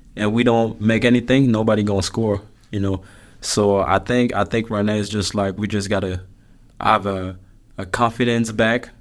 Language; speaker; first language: English; non-native, fluent; French